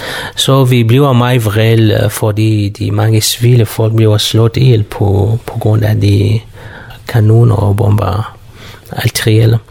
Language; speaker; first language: Danish; non-native, learner; Kurdish